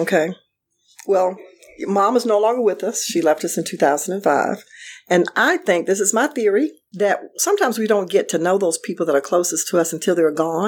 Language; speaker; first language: English; native; English